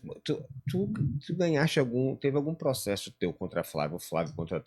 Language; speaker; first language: Portuguese; native; Portuguese